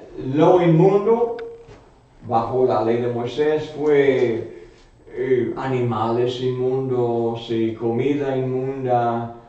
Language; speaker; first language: Spanish; non-native, fluent; English